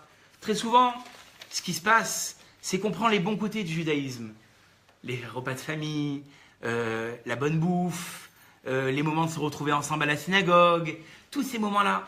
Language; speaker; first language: French; native; French